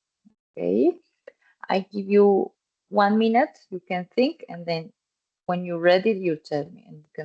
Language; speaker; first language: English; non-native, fluent; Spanish